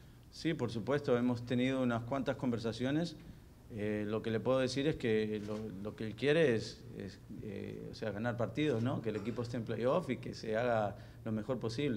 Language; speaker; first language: Spanish; early bilingual, heritage; Spanish